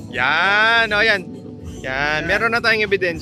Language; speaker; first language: Filipino; native; Filipino